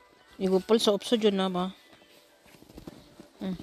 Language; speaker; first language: Korean; non-native, learner; Filipino